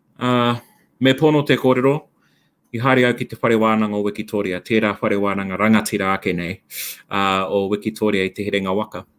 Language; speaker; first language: Māori; non-native, local second language; English